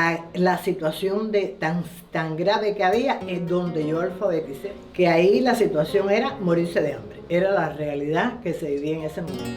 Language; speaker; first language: Spanish; native; Spanish